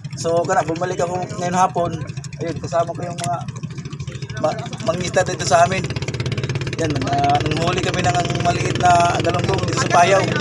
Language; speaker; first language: Filipino; non-native, local second language; Cebuano